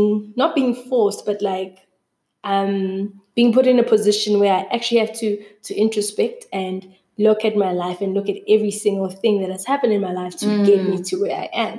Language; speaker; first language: English; early bilingual, other home language; Zulu